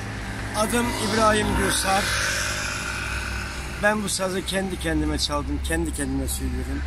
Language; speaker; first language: Turkish; native; Turkish